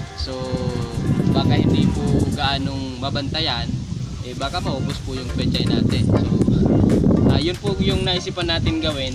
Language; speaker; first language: Filipino; non-native, local second language; Bikol